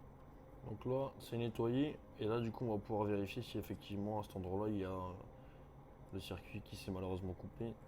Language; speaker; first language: French; native; French